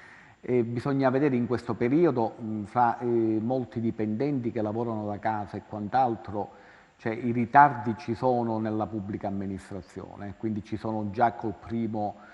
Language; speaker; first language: Italian; native; Italian